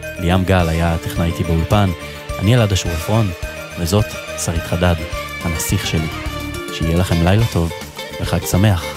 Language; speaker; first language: Hebrew; native; Hebrew